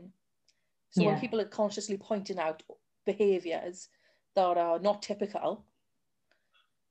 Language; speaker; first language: English; native; English